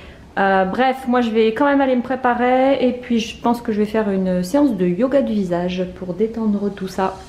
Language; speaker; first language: French; native; French